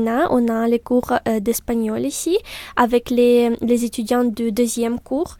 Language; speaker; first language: French; non-native, fluent; Ukrainian